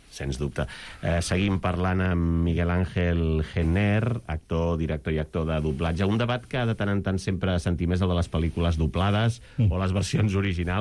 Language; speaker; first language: Catalan; native; Catalan